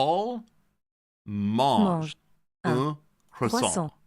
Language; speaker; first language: French; non-native, learner; English